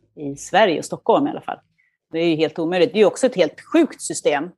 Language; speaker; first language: Swedish; native; Swedish